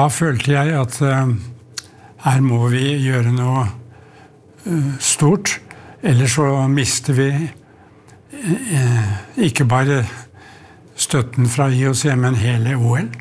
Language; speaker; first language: Norwegian; native; Norwegian